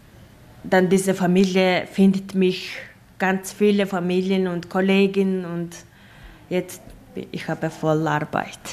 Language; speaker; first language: German; non-native, learner; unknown